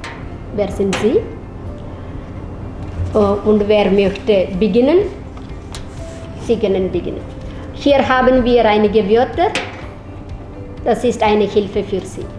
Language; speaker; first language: German; non-native, fluent; Malayalam